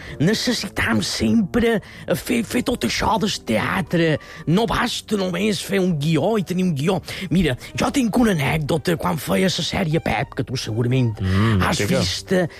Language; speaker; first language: Catalan; native; Catalan